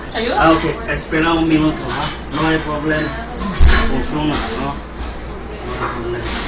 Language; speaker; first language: Spanish; non-native, learner; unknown